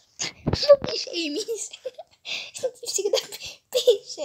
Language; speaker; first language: Russian; early bilingual, heritage; Russian